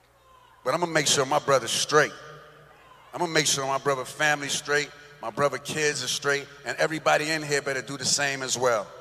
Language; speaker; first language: English; native; English